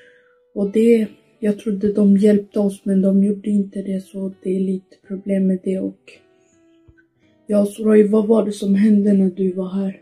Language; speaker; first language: Swedish; early bilingual, other home language; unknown